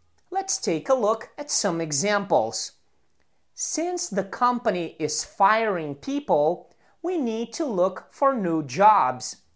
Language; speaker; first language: English; non-native, fluent; Portuguese